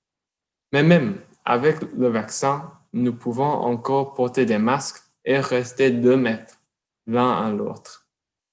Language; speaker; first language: French; non-native, learner; English